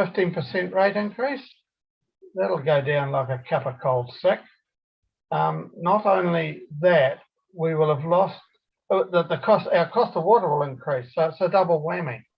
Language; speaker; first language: English; native; English